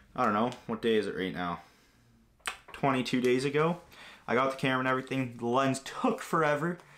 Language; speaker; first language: English; non-native, fluent; Greek